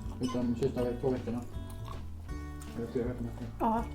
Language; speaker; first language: Swedish; native; Swedish